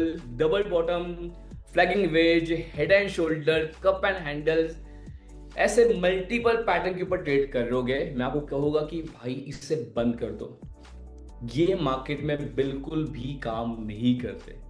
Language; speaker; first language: Hindi; native; Hindi